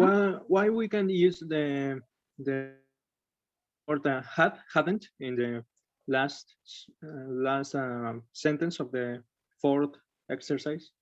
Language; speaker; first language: English; non-native, learner; Spanish